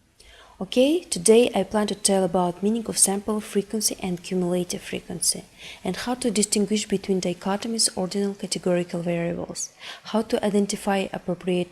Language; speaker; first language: English; non-native, fluent; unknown